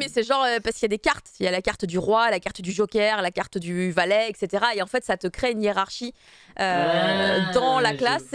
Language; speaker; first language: French; native; French